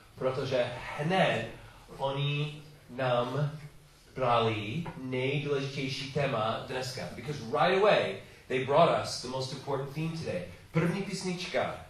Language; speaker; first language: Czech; non-native, learner; English